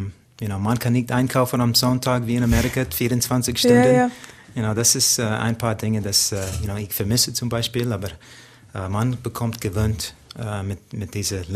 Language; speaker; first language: German; non-native, learner; English